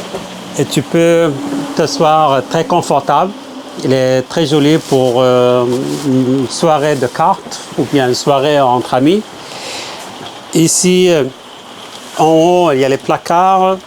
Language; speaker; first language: French; non-native, fluent; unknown